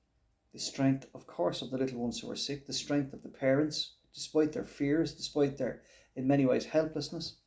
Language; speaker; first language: English; native; English